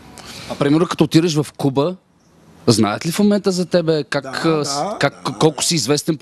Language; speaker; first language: Bulgarian; native; Bulgarian